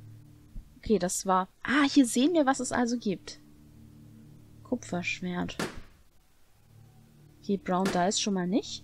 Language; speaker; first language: German; native; German